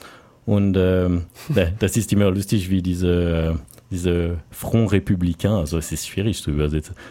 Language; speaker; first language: German; non-native, learner; French